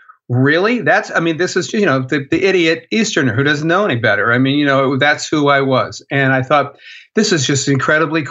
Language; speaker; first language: English; native; English